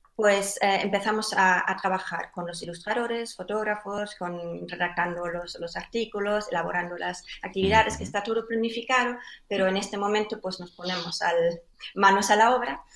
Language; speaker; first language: Spanish; non-native, fluent; German